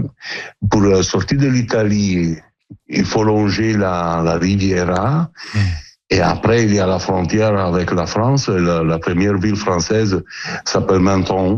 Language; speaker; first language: French; non-native, learner; Italian